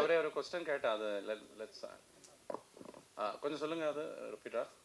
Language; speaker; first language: Tamil; non-native, fluent; Malayalam